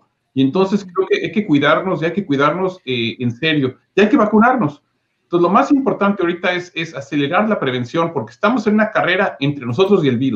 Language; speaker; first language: Spanish; native; Spanish